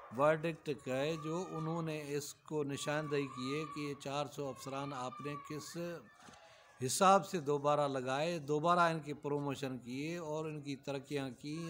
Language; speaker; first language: Urdu; native; Urdu